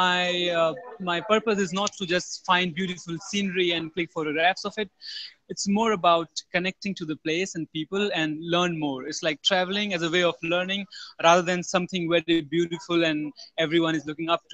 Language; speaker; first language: English; non-native, local second language; Hindi